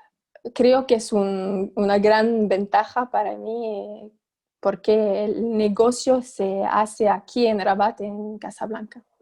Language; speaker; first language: Spanish; non-native, fluent; Arabic